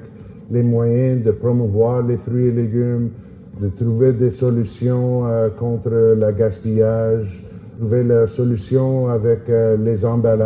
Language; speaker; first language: French; non-native, local second language; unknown